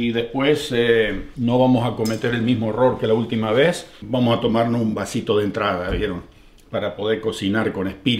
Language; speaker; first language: Spanish; native; Spanish